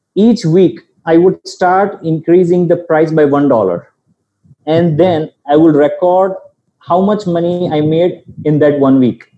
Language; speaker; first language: English; non-native, local second language; Gujarati